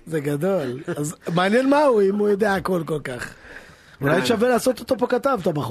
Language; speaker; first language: Hebrew; native; Hebrew